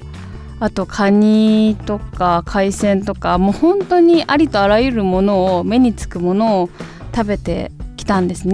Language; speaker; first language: Japanese; native; Japanese